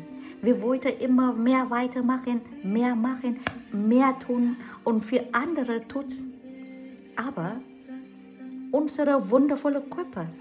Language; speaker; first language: German; non-native, fluent; Vietnamese